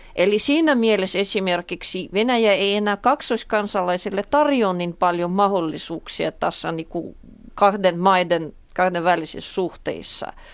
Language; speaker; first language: Finnish; non-native, fluent; Russian